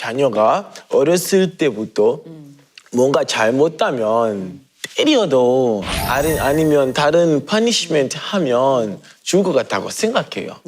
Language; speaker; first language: Korean; non-native, learner; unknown